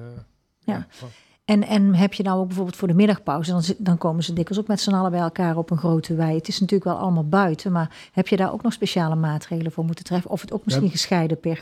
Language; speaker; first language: Dutch; native; Dutch